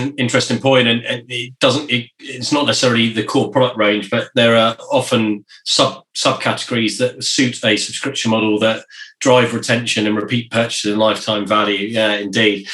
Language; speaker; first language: English; native; English